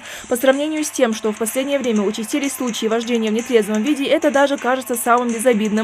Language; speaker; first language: Russian; native; Russian